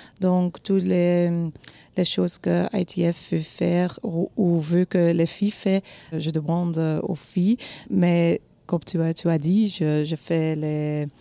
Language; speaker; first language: French; non-native, local second language; Dutch